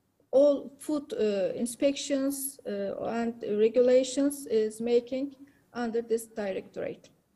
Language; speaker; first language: English; non-native, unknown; Turkish